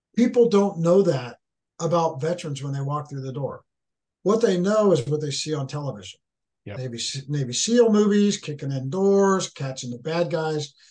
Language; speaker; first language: English; native; English